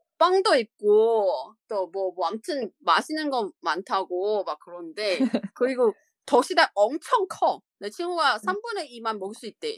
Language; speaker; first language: Korean; non-native, learner; Chinese